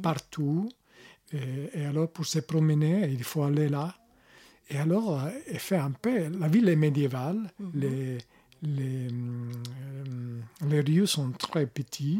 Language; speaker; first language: French; non-native, learner; Italian